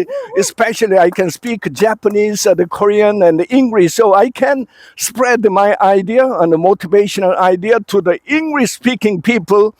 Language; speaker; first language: English; non-native, fluent; Korean